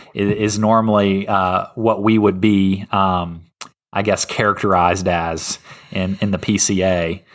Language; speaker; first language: English; native; English